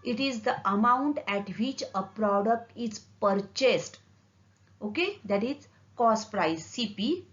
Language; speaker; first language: English; non-native, local second language; Marathi